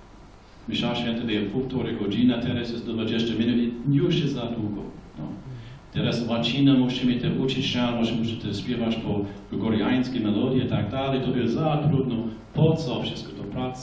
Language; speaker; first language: Polish; non-native, fluent; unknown